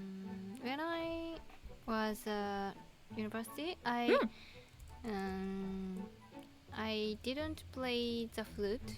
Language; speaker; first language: English; non-native, learner; Japanese